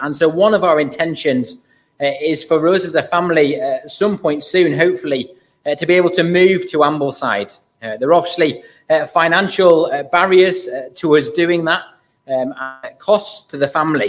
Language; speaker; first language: English; native; English